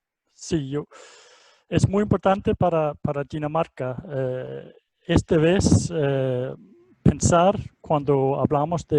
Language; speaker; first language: Spanish; non-native, fluent; Danish